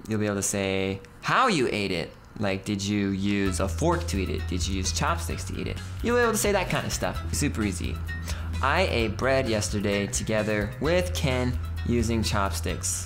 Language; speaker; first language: English; native; English